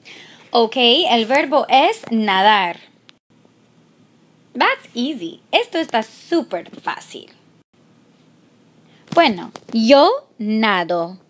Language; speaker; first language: Spanish; non-native, fluent; English